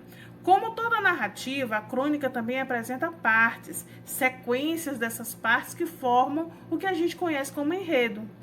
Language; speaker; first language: Portuguese; native; Portuguese